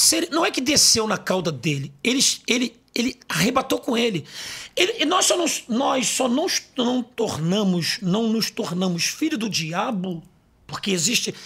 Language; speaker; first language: Portuguese; native; Portuguese